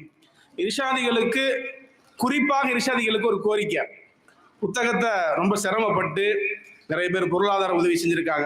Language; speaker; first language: Tamil; native; Tamil